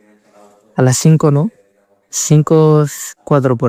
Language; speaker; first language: Spanish; non-native, learner; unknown